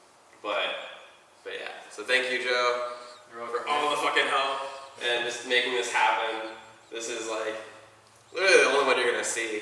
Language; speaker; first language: English; native; English